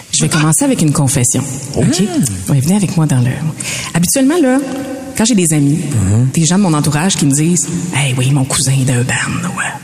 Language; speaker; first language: French; native; French